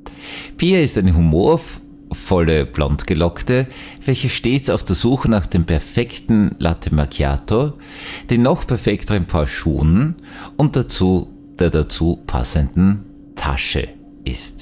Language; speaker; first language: German; native; German